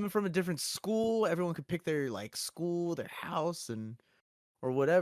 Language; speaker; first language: English; native; English